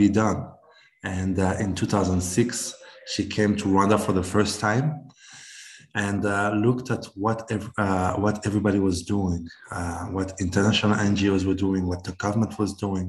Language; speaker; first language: English; non-native, local second language; Kinyarwanda